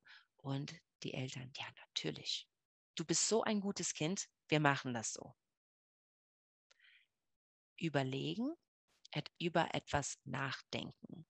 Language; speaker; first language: German; non-native, fluent; English